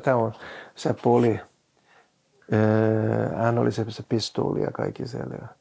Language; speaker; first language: Finnish; non-native, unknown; Norwegian